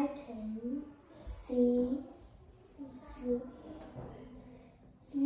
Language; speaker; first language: English; non-native, learner; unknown